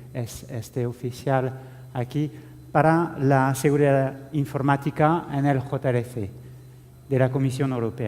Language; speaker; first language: Spanish; non-native, fluent; French